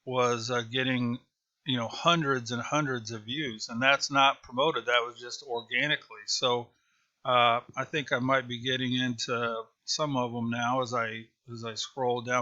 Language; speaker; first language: English; native; English